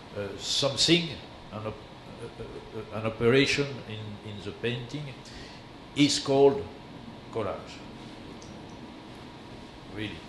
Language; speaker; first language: English; non-native, learner; French